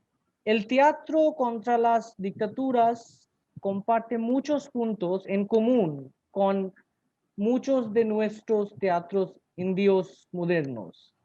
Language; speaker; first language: Spanish; non-native, learner; Bangla